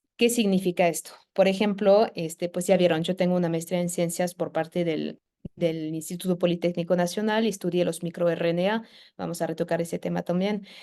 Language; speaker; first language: Spanish; non-native, fluent; French